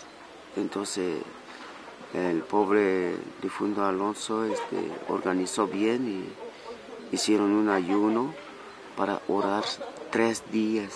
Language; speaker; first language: Spanish; non-native, local second language; Tzotzil